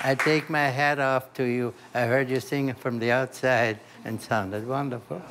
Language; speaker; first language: English; non-native, fluent; German